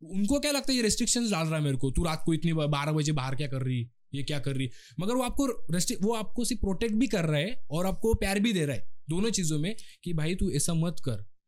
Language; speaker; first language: Hindi; non-native, local second language; Marathi